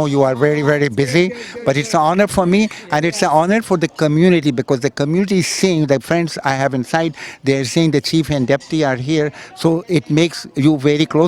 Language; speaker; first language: English; non-native, local second language; Urdu